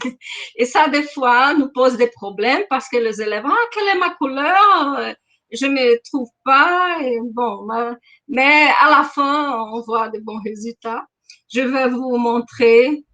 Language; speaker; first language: French; non-native, fluent; Portuguese